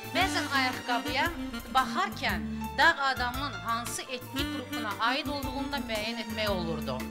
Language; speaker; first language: Azerbaijani; non-native, local second language; Avaric